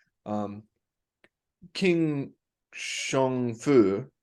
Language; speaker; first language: Chinese; non-native, learner; English